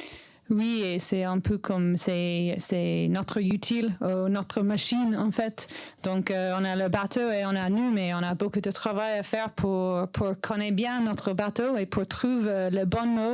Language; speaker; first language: French; non-native, learner; English